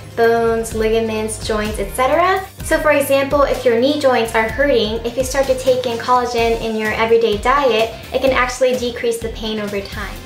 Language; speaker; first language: English; early bilingual, other home language; Japanese